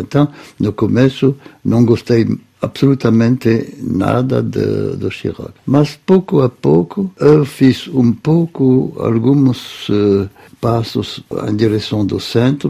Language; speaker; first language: Portuguese; non-native, fluent; French